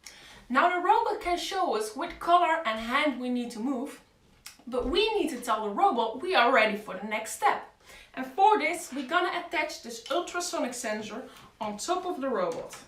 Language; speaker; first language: English; non-native, fluent; Dutch